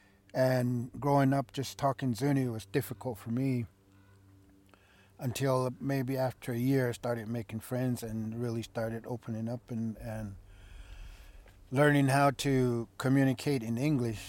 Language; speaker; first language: English; early bilingual, other home language; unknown